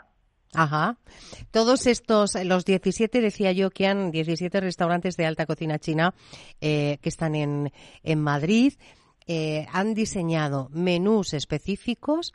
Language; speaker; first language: Spanish; native; Spanish